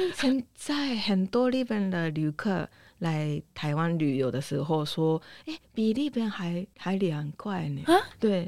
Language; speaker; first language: Chinese; non-native, fluent; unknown